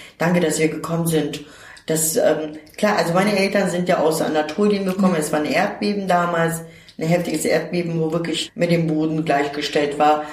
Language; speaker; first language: German; non-native, fluent; Turkish